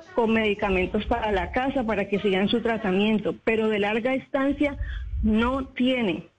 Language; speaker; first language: Spanish; native; Spanish